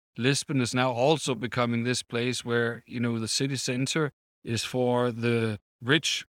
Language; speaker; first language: English; non-native, fluent; Danish